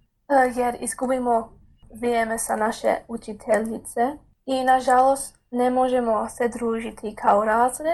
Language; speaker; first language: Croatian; early bilingual, heritage; Croatian